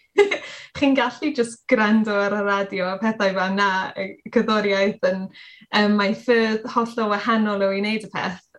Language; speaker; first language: Welsh; non-native, learner; English